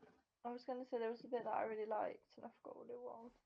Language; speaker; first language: English; native; English